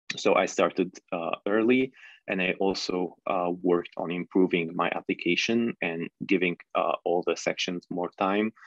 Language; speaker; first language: English; non-native, fluent; Arabic